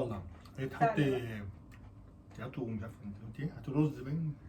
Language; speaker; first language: Arabic; native; Arabic